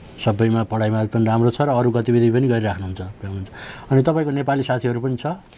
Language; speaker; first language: Nepali; native; Nepali